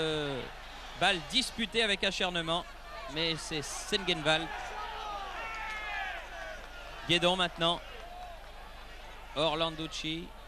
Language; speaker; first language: French; native; French